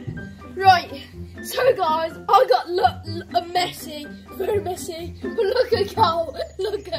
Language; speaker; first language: English; native; English